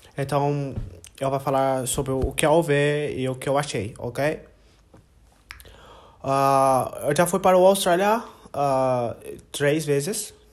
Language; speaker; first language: Portuguese; non-native, learner; English